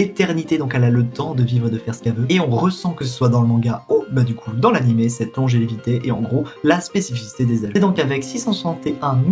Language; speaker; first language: French; native; French